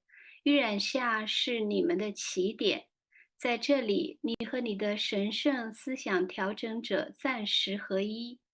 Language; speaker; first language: Chinese; native; Chinese